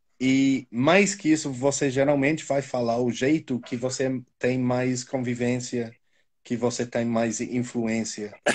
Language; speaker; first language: Portuguese; non-native, fluent; English